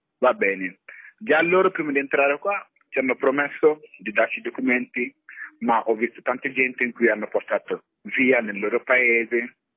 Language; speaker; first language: Italian; non-native, fluent; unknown